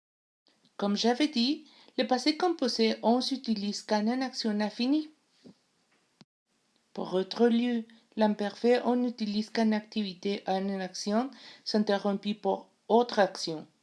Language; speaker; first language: French; non-native, learner; Spanish